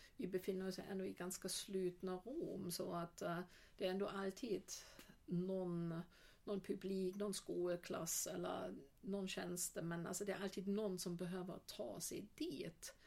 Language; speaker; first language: Swedish; non-native, fluent; German